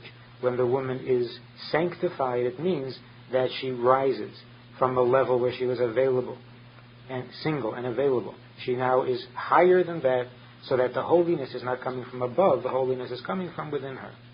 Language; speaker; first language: English; native; English